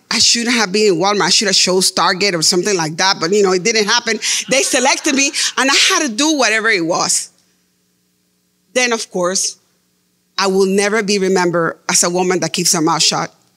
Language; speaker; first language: English; non-native, fluent; Spanish